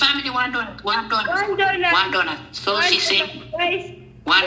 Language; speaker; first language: English; non-native, learner; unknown